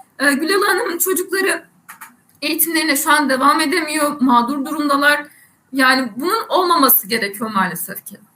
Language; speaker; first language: Turkish; native; Turkish